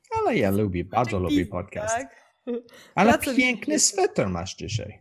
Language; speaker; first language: Polish; non-native, learner; English